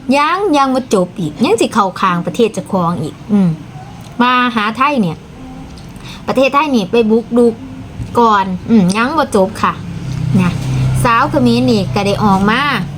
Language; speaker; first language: Thai; non-native, local second language; Lao